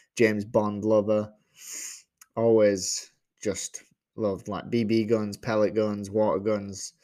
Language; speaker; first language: English; native; English